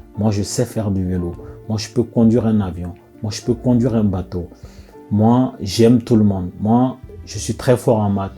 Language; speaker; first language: French; non-native, local second language; Bambara